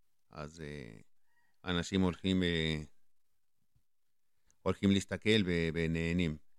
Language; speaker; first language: Hebrew; non-native, fluent; Spanish